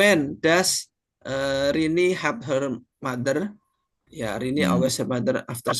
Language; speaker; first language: English; non-native, fluent; Indonesian